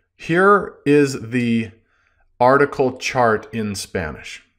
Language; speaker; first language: English; native; English